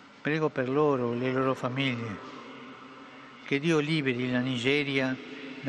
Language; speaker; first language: Italian; non-native, fluent; Spanish